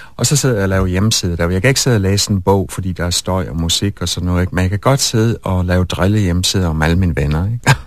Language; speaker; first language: Danish; native; Danish